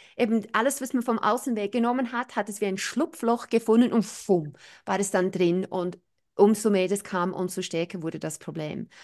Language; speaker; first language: German; non-native, fluent; English